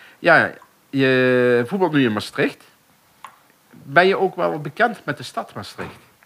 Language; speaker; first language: Dutch; native; Dutch